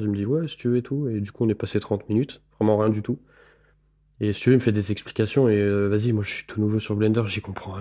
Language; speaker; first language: French; native; French